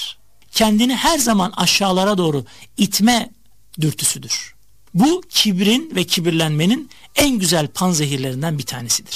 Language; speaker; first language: Turkish; native; Turkish